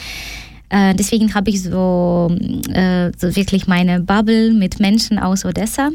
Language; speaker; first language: German; non-native, fluent; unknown